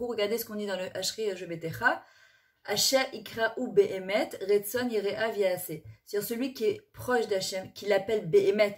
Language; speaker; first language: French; native; French